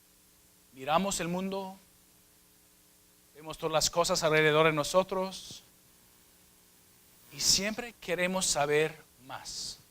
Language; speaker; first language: Spanish; non-native, fluent; English